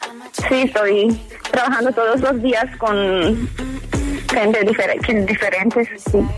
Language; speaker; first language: Spanish; early bilingual, heritage; Hebrew